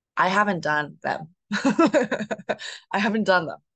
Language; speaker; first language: English; native; English